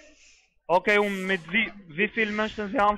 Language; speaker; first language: German; non-native, fluent; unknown